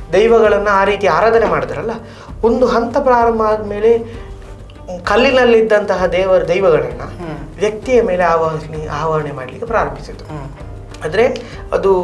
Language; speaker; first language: Kannada; non-native, local second language; Tulu